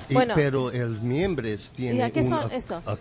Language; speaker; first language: Spanish; non-native, learner; English